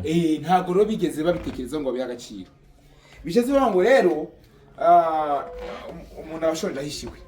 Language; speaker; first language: Kinyarwanda; early bilingual, heritage; Kinyarwanda